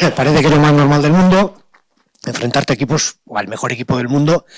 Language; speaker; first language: Spanish; non-native, local second language; Basque